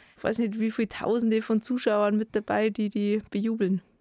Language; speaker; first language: German; native; German